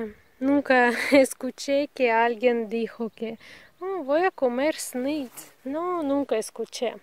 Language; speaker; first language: Spanish; non-native, learner; Russian